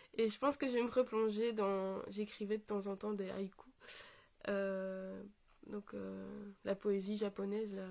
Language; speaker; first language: French; native; French